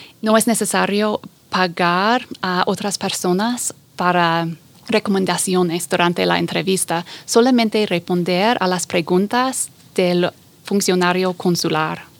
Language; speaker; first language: Spanish; non-native, fluent; English